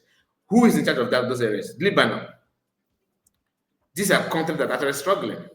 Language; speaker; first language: English; non-native, local second language; Igbo